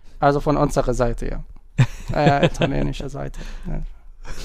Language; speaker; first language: German; non-native, learner; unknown